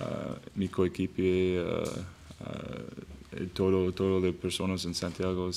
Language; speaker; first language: Spanish; non-native, learner; English